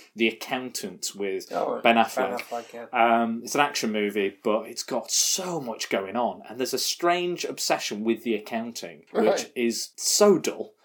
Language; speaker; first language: English; native; English